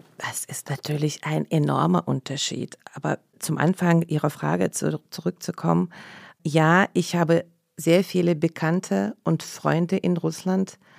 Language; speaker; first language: German; non-native, fluent; Russian